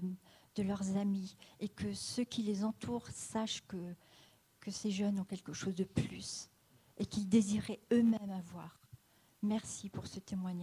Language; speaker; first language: French; native; French